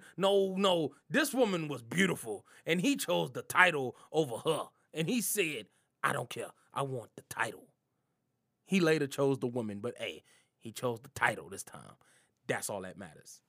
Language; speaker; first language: English; native; English